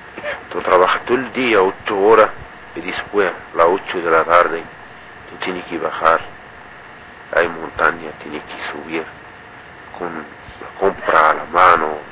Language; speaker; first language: Spanish; non-native, learner; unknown